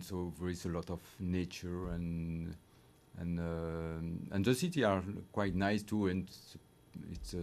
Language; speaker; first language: English; non-native, fluent; French